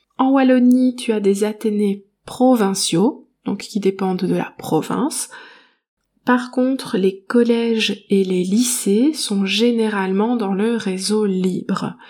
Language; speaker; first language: French; native; French